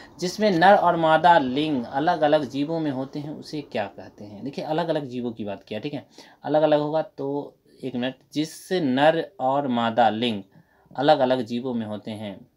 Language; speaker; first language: Hindi; native; Hindi